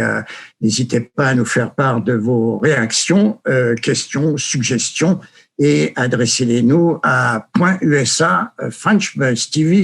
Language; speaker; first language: French; native; French